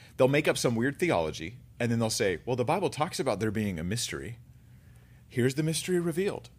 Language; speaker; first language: English; native; English